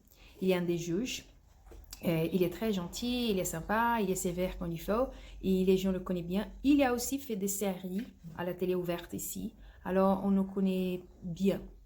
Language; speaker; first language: French; non-native, fluent; Portuguese